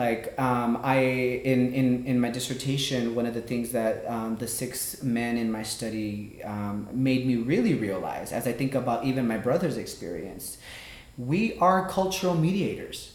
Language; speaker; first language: English; early bilingual, other home language; Spanish